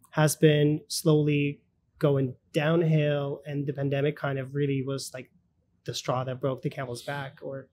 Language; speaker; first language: English; early bilingual, other home language; Russian